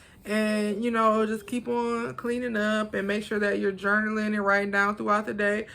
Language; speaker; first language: English; native; English